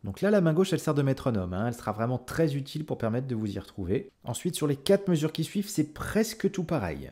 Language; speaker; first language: French; native; French